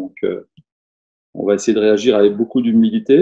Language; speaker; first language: French; native; French